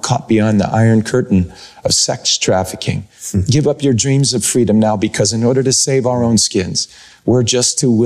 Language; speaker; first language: English; native; English